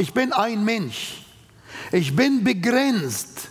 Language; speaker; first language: German; non-native, fluent; Arabic